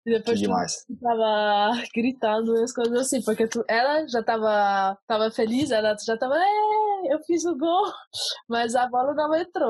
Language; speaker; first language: Portuguese; early bilingual, heritage; Portuguese